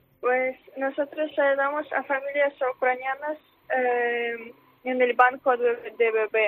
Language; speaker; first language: Spanish; non-native, fluent; Ukrainian